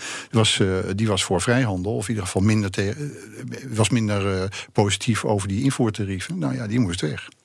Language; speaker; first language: Dutch; native; Dutch